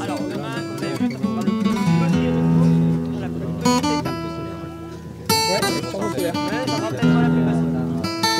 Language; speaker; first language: French; native; French